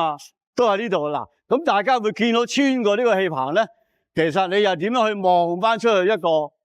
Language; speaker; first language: Cantonese; native; Cantonese